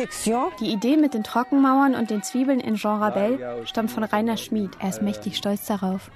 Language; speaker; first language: German; native; German